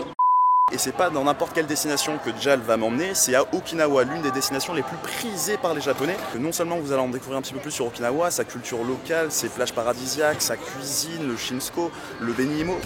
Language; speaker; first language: French; native; French